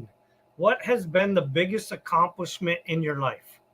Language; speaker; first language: English; native; English